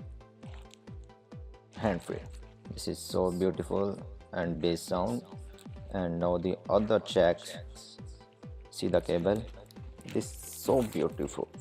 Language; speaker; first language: English; non-native, learner; Urdu